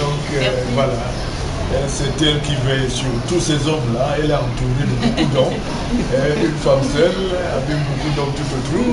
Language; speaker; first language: French; non-native, local second language; Wolof